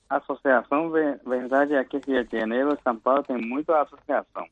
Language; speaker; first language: Portuguese; non-native, learner; Chinese